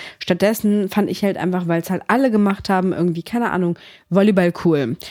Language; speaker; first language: German; early bilingual, other home language; Greek